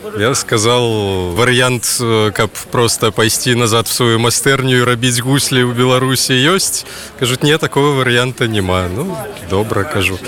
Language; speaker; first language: Belarusian; non-native, local second language; Russian